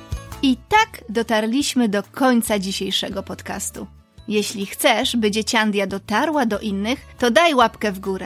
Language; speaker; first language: Polish; native; Polish